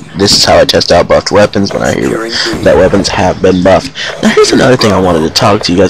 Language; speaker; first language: English; native; English